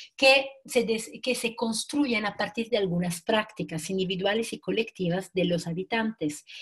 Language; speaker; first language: Spanish; non-native, fluent; Italian